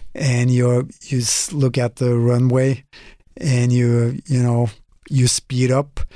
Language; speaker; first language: English; non-native, fluent; Norwegian